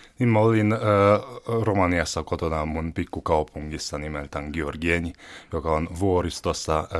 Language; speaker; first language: Finnish; non-native, fluent; Hungarian